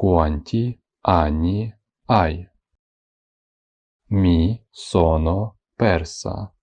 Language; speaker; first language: Italian; non-native, fluent; Ukrainian